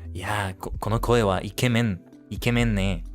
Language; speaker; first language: Japanese; non-native, learner; English